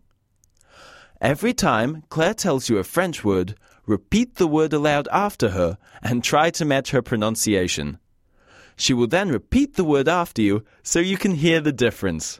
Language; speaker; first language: English; native; English